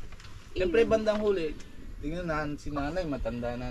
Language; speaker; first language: Filipino; non-native, fluent; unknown